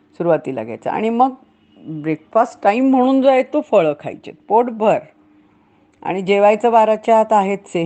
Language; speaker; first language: Marathi; native; Marathi